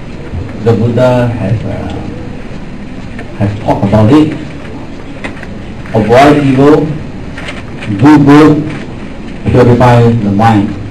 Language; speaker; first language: English; non-native, local second language; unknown